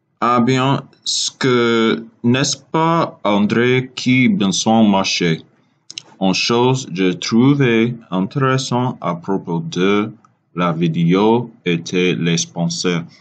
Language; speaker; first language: French; non-native, learner; English